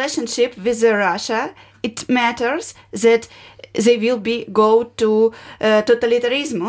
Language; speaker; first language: English; non-native, learner; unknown